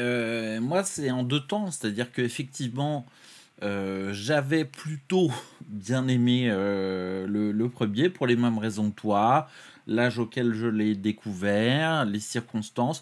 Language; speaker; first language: French; native; French